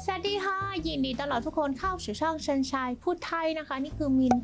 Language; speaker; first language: Thai; non-native, fluent; Vietnamese